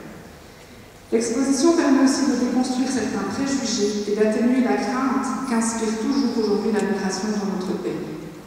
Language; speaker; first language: French; native; French